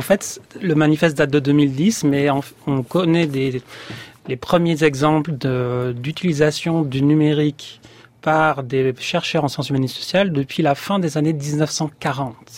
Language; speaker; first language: French; native; French